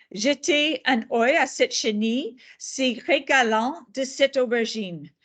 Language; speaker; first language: French; non-native, fluent; English